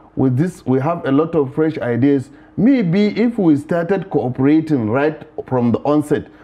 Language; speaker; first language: English; non-native, local second language; Hausa